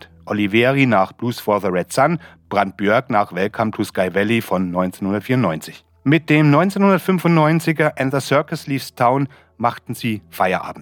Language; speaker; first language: German; native; German